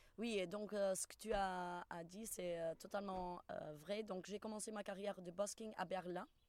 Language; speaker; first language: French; non-native, fluent; Portuguese